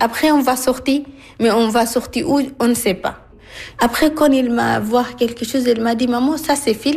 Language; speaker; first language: French; non-native, learner; Arabic